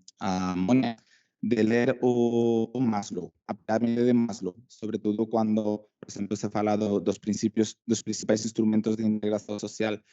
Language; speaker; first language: Portuguese; non-native, fluent; Spanish